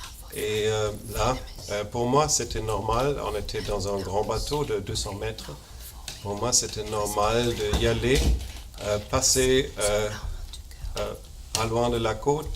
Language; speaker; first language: French; non-native, fluent; German